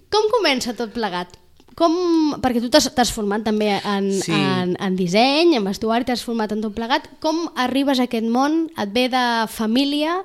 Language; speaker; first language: Catalan; native; Catalan